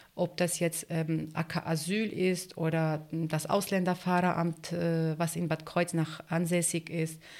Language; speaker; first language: German; non-native, fluent; Turkish